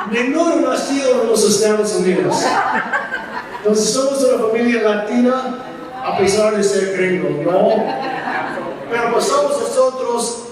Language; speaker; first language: Spanish; non-native, fluent; English